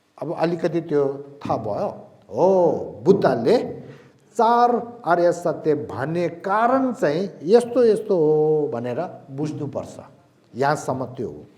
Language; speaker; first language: Nepali; non-native, local second language; Tibetan